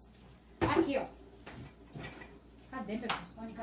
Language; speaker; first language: Portuguese; native; Portuguese